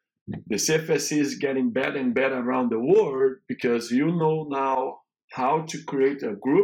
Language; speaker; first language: English; non-native, learner; Portuguese